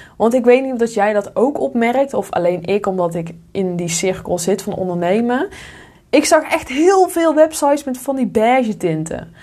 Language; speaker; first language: Dutch; native; Dutch